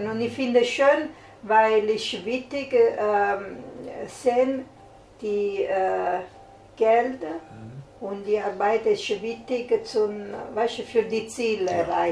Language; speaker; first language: German; non-native, learner; Italian